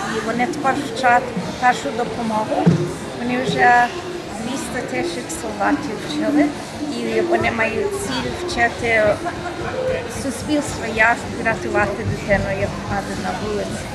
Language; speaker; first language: Ukrainian; early bilingual, heritage; Ukrainian